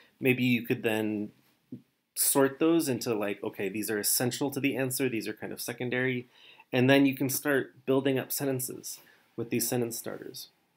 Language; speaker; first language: English; native; English